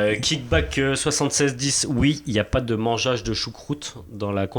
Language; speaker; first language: French; native; French